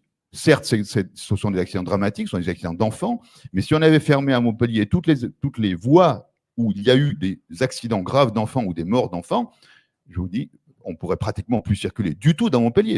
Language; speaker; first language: French; native; French